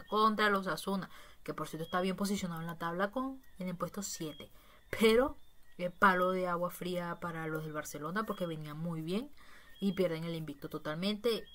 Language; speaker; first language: Spanish; native; Spanish